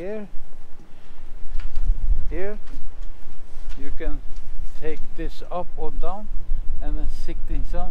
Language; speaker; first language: English; non-native, learner; Norwegian